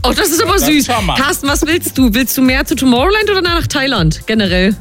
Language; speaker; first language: German; native; German